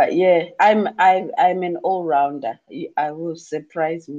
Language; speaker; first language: English; non-native, local second language; Shona